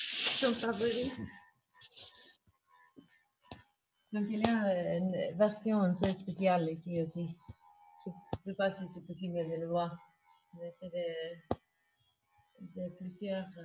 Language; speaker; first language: French; non-native, fluent; Norwegian